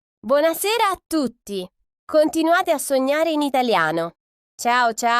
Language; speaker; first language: Italian; non-native, fluent; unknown